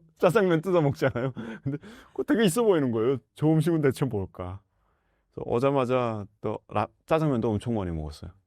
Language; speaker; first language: Korean; native; Korean